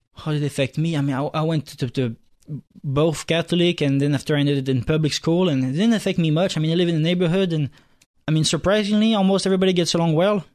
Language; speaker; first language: English; non-native, fluent; French